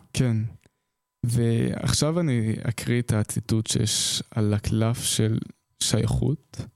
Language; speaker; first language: Hebrew; native; Hebrew